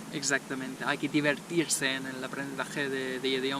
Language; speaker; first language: Spanish; non-native, fluent; English